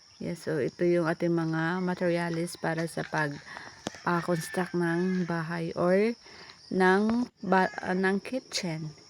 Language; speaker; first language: Filipino; non-native, local second language; Cebuano